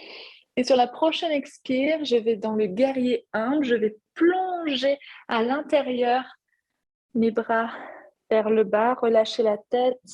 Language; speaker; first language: French; native; French